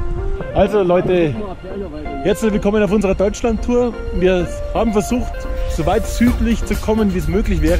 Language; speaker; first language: German; native; German